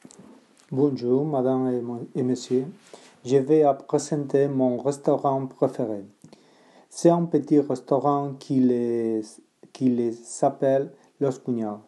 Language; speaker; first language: French; non-native, learner; Spanish